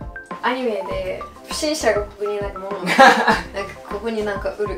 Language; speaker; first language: Japanese; non-native, fluent; English